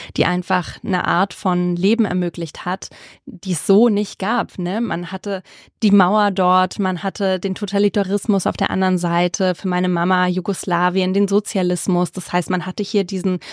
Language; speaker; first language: German; early bilingual, other home language; Croatian